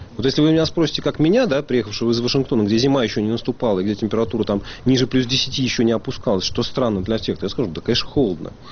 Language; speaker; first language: Russian; native; Russian